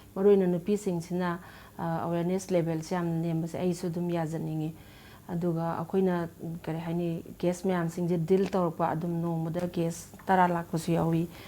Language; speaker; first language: Manipuri; native; Manipuri